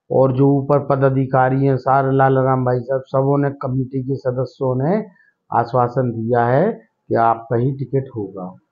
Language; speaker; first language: Hindi; native; Hindi